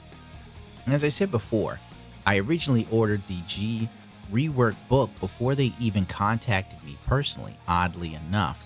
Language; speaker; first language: English; native; English